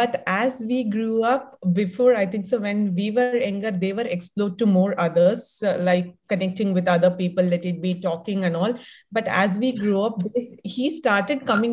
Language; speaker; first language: English; non-native, local second language; Kannada